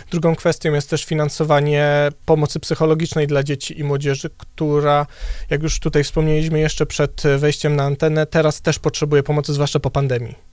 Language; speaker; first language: Polish; native; Polish